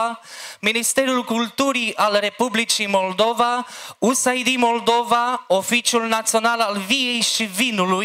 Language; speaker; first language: Romanian; native; Romanian